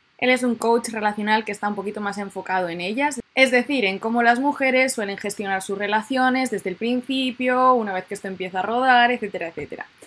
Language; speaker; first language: Spanish; native; Spanish